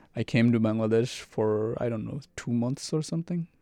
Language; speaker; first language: English; non-native, fluent; Arabic